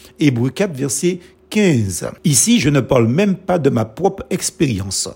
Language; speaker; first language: French; non-native, local second language; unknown